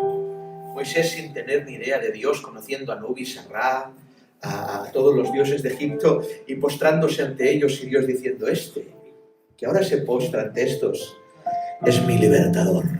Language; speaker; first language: Spanish; native; Spanish